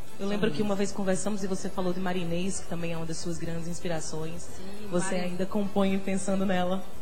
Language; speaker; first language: Portuguese; native; Portuguese